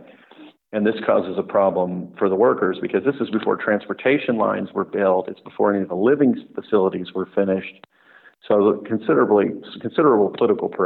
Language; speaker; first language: English; native; English